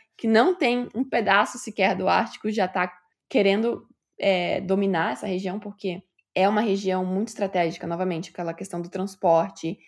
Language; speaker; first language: Portuguese; native; Portuguese